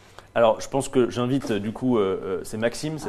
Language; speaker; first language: French; native; French